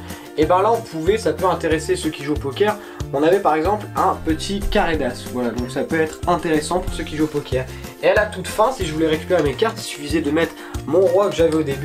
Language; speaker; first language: French; native; French